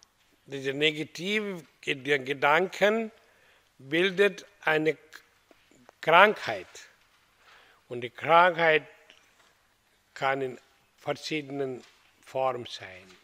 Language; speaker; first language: German; non-native, learner; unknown